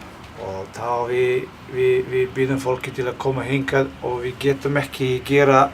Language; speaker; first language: Icelandic; non-native, learner; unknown